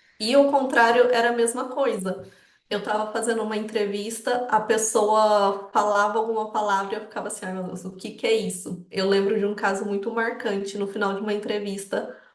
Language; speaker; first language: Portuguese; native; Portuguese